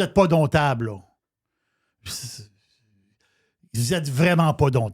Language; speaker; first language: French; native; French